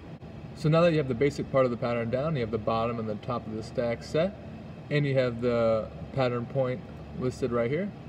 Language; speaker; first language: English; native; English